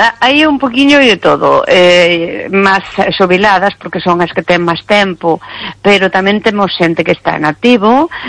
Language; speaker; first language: Galician; non-native, local second language; Spanish